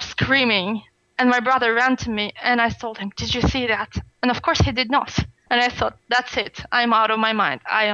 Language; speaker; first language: English; non-native, fluent; Russian